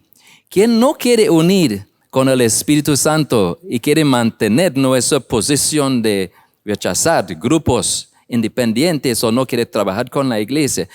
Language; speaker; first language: Spanish; non-native, learner; English